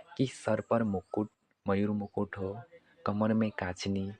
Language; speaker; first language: Hindi; non-native, local second language; Assamese